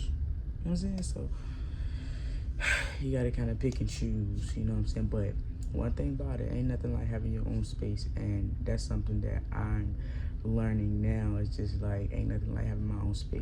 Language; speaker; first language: English; native; English